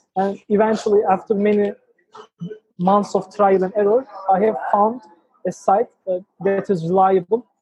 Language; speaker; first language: English; non-native, fluent; Turkish